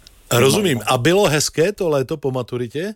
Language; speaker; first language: Czech; native; Czech